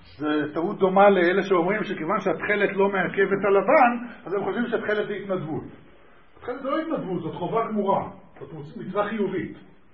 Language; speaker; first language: Hebrew; native; Hebrew